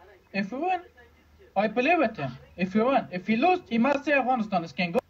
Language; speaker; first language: English; non-native, learner; Uzbek